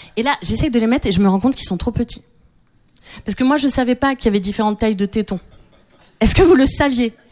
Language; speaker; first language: French; native; French